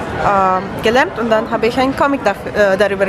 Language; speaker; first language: German; non-native, fluent; Romanian